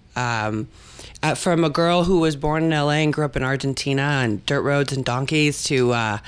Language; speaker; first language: English; early bilingual, other home language; Spanish